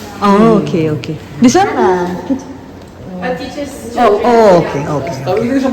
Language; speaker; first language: English; non-native, learner; Bangla